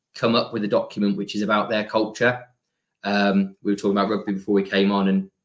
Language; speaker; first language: English; native; English